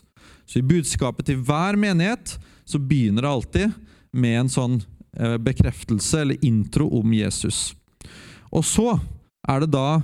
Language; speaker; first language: Norwegian; native; Norwegian